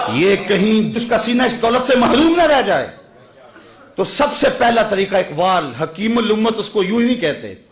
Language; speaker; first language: Urdu; non-native, local second language; Punjabi